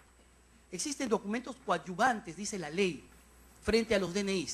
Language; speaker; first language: Spanish; native; Spanish